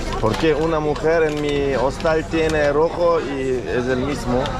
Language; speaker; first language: Spanish; non-native, learner; Turkish